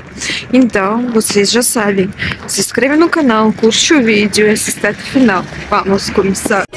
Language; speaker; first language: Portuguese; non-native, learner; Russian